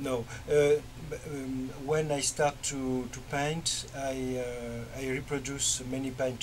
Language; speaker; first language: English; non-native, learner; French